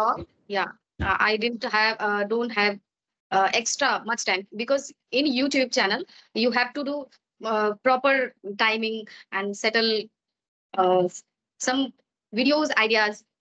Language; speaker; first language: English; non-native, learner; Maithili